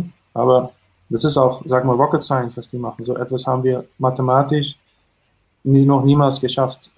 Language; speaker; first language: German; non-native, fluent; Dutch